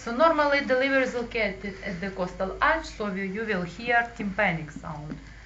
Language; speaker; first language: English; non-native, fluent; Ukrainian